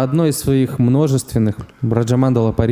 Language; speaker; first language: Russian; native; Russian